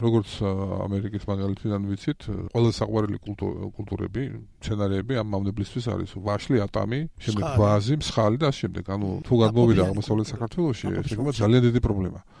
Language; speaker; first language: Georgian; native; Georgian